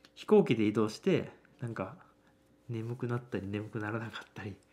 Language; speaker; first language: Japanese; native; Japanese